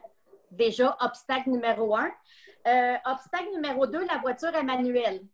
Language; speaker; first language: French; native; French